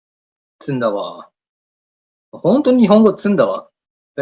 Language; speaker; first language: Japanese; non-native, learner; Indonesian